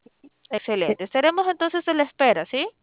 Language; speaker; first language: Spanish; native; Spanish